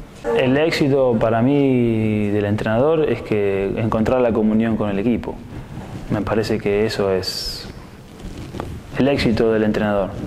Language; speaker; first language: Spanish; native; Spanish